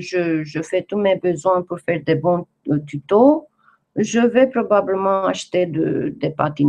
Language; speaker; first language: French; non-native, fluent; English